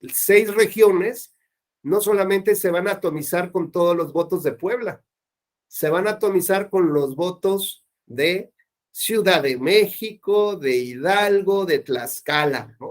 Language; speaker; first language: Spanish; native; Spanish